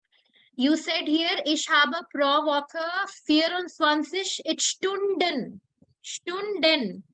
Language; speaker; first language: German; non-native, fluent; Hindi